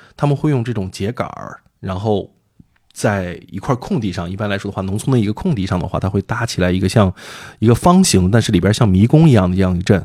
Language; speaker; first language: Chinese; native; Chinese